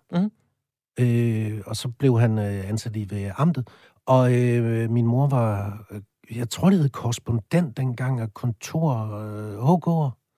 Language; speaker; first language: Danish; native; Danish